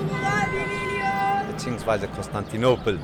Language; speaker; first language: German; native; German